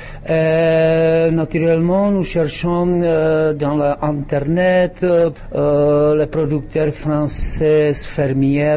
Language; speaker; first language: French; non-native, learner; Czech